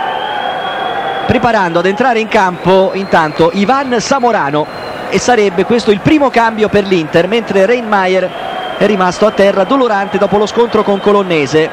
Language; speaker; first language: Italian; native; Italian